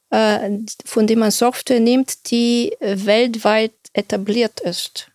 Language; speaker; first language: German; non-native, fluent; Bulgarian